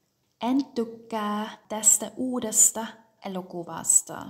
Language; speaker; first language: Finnish; non-native, fluent; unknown